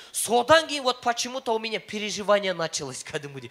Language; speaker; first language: Russian; non-native, local second language; Kazakh